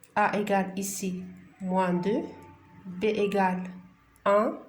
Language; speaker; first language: French; non-native, local second language; Arabic